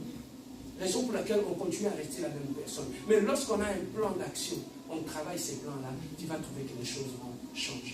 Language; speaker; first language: French; non-native, local second language; Lingala